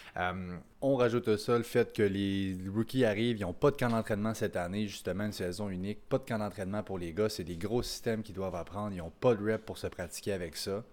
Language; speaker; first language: French; native; French